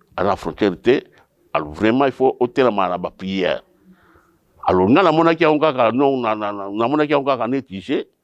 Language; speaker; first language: Lingala; non-native, local second language; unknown